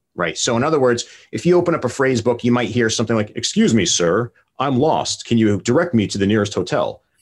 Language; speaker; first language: English; native; English